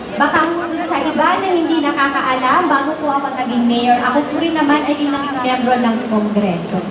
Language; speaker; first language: Filipino; native; Filipino